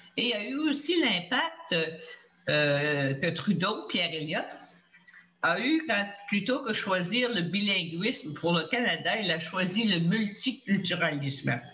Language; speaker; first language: French; native; French